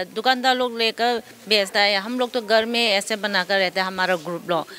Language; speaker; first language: Hindi; non-native, local second language; Manipuri